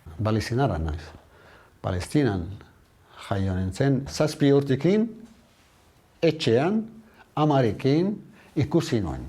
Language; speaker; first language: Basque; non-native, learner; Arabic